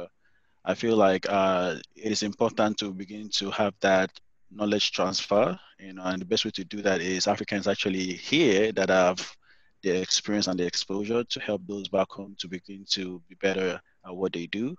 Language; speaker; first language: English; non-native, local second language; Yoruba